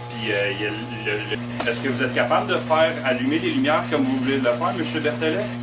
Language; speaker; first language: French; native; French